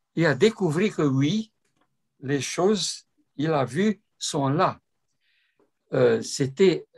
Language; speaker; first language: French; non-native, fluent; Romanian